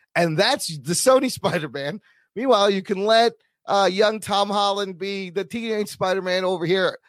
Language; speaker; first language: English; native; English